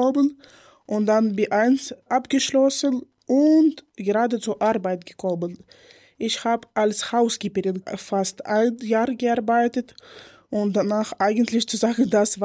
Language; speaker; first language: German; non-native, learner; Ukrainian